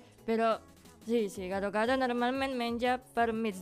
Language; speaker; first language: Catalan; non-native, learner; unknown